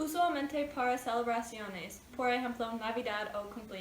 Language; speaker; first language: Spanish; non-native, learner; English